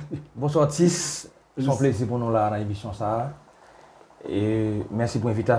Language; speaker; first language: French; non-native, local second language; Haitian Creole